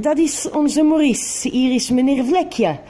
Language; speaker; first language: Dutch; non-native, local second language; French